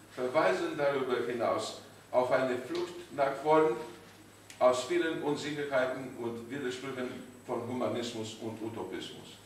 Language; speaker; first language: German; non-native, learner; Romanian